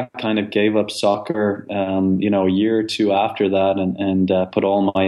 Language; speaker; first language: English; native; English